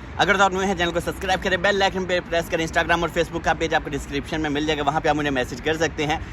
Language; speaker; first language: Urdu; non-native, local second language; Punjabi